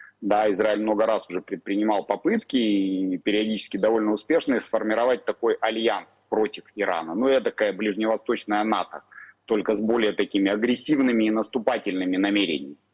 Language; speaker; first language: Russian; native; Russian